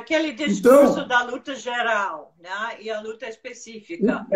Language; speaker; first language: Portuguese; non-native, fluent; English